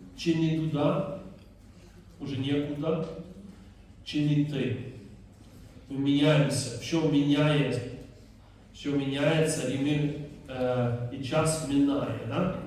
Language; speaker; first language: Ukrainian; non-native, fluent; Dutch